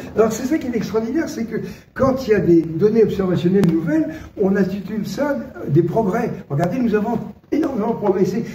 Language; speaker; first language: French; native; French